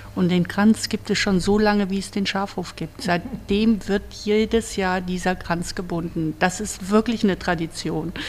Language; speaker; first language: German; native; German